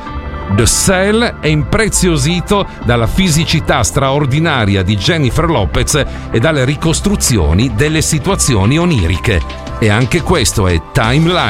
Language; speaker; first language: Italian; native; Italian